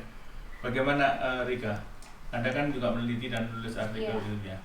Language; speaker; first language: Indonesian; native; Indonesian